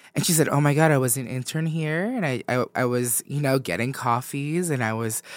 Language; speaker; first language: English; native; English